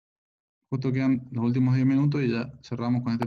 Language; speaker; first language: Spanish; native; Spanish